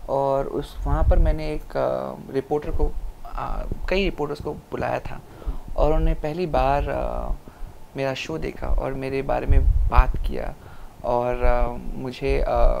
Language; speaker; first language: Hindi; non-native, local second language; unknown